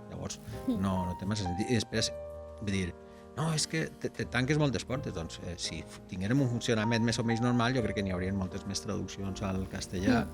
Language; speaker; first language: Catalan; non-native, local second language; Spanish